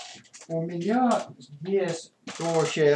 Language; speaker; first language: Russian; non-native, fluent; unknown